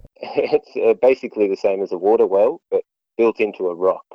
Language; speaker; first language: English; native; English